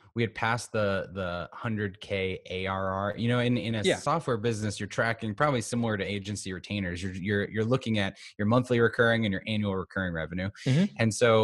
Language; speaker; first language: English; native; English